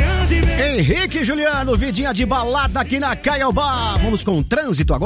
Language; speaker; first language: Portuguese; native; Portuguese